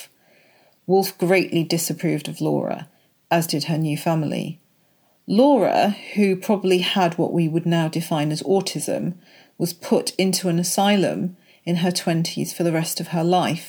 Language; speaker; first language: English; native; English